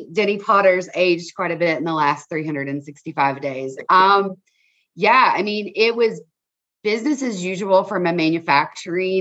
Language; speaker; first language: English; native; English